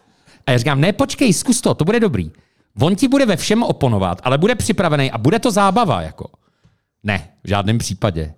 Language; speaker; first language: Czech; native; Czech